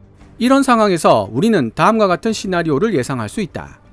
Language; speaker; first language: Korean; native; Korean